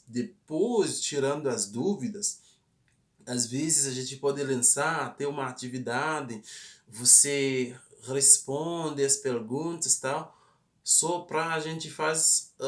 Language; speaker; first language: Portuguese; non-native, fluent; Haitian Creole